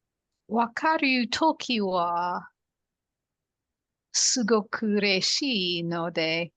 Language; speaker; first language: Japanese; non-native, learner; English